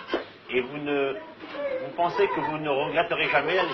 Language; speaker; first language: French; native; French